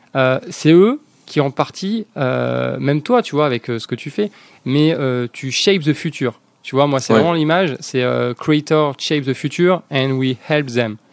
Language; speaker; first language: French; native; French